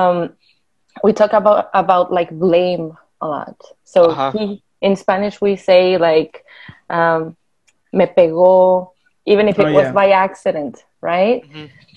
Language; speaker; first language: English; non-native, fluent; Spanish